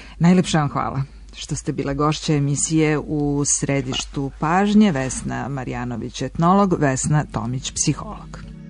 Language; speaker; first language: Serbian; native; Serbian